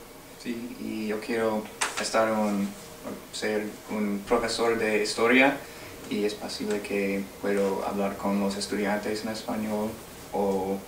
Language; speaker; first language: Spanish; non-native, learner; English